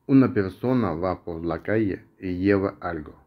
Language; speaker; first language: Spanish; non-native, fluent; Russian